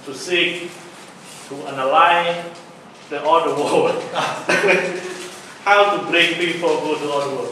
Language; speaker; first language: English; non-native, learner; Thai